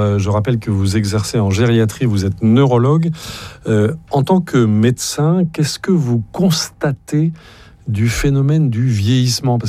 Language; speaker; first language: French; native; French